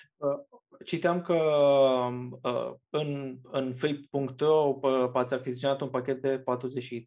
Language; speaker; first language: Romanian; native; Romanian